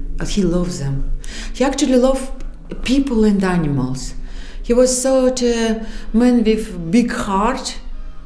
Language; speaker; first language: English; non-native, fluent; Kyrgyz